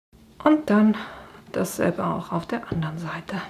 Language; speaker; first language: German; native; German